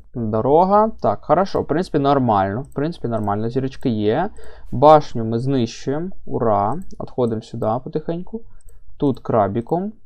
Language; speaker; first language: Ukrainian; non-native, local second language; Russian